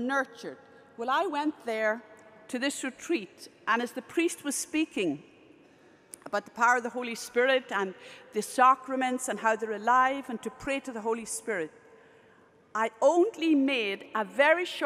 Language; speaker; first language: English; native; English